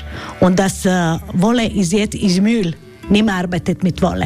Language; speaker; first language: German; non-native, learner; Croatian